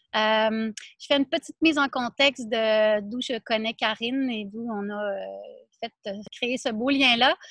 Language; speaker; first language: French; native; French